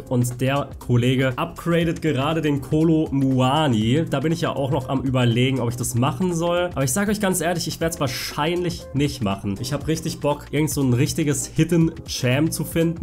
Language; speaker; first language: German; native; German